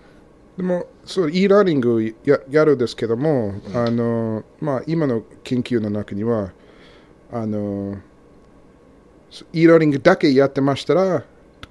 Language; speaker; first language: Japanese; non-native, learner; English